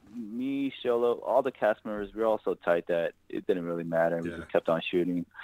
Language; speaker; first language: English; native; English